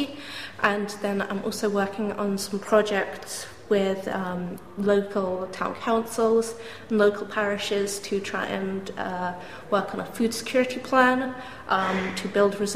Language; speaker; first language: English; native; English